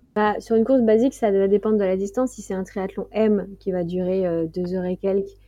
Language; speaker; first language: French; native; French